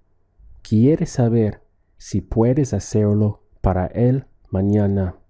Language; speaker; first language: Spanish; non-native, fluent; English